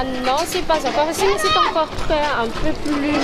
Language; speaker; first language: French; non-native, local second language; Malagasy